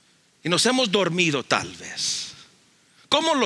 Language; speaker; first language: Spanish; early bilingual, heritage; Spanish